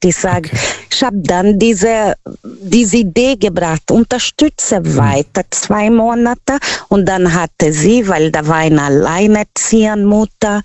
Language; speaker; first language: German; non-native, learner; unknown